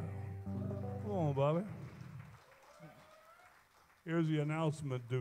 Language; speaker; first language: English; native; English